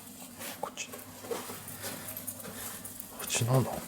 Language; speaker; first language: Japanese; native; Japanese